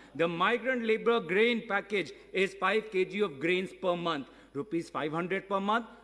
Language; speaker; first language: English; non-native, local second language; Assamese